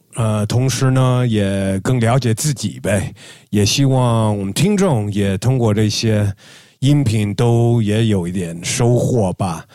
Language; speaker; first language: Chinese; native; Chinese